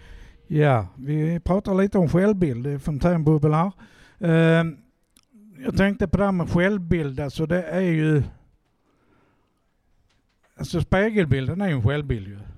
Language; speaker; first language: Swedish; native; Swedish